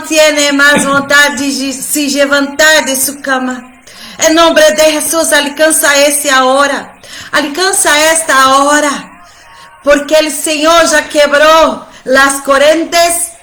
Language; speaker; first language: Spanish; non-native, fluent; Portuguese